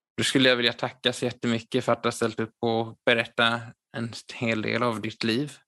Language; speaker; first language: Swedish; native; Swedish